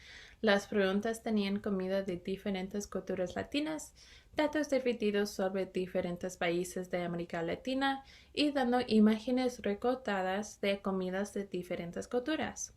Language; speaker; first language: Spanish; early bilingual, heritage; Spanish